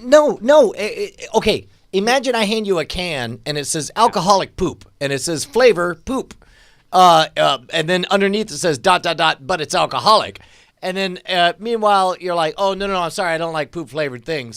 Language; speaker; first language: English; native; English